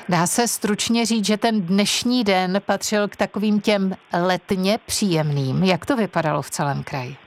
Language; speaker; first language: Czech; native; Czech